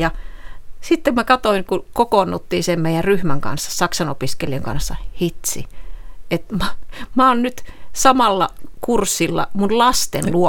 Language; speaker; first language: Finnish; native; Finnish